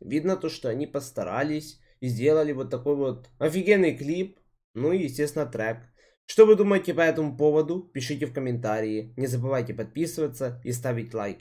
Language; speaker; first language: Russian; native; Russian